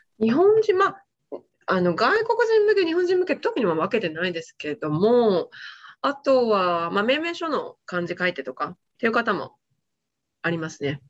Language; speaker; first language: Japanese; native; Japanese